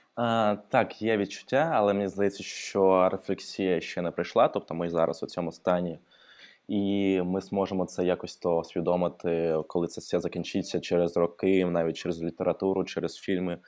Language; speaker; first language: Ukrainian; non-native, local second language; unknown